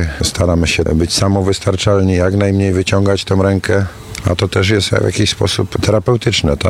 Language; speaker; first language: Polish; native; Polish